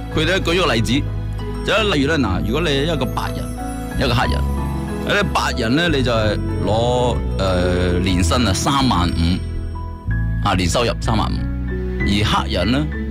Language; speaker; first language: Cantonese; native; Cantonese